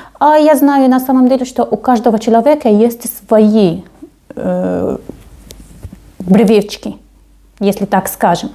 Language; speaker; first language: Russian; non-native, fluent; Arabic